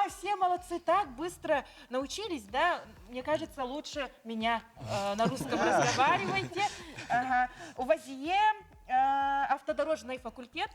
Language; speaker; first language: Russian; non-native, local second language; Yakut